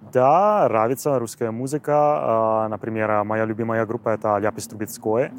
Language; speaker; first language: Russian; non-native, fluent; Italian